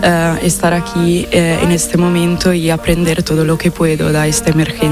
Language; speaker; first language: Spanish; non-native, fluent; Italian